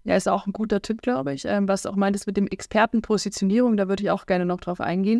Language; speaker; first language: German; native; German